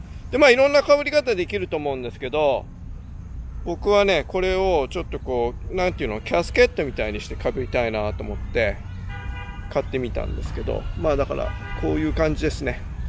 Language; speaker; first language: Japanese; native; Japanese